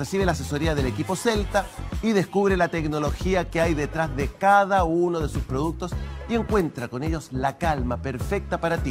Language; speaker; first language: Spanish; native; Spanish